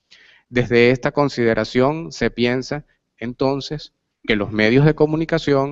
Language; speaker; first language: Spanish; native; Spanish